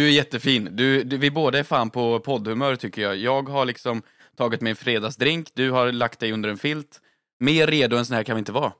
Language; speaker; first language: Swedish; native; Swedish